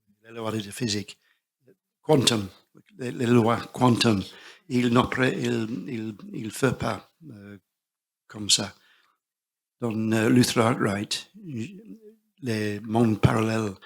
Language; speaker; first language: French; non-native, learner; English